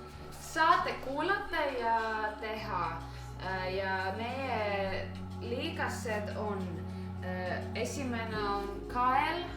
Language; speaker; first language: Estonian; non-native, learner; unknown